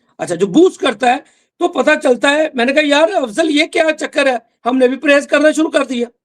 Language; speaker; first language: Urdu; non-native, local second language; Punjabi